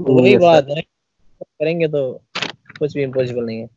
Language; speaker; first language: Hindi; native; Hindi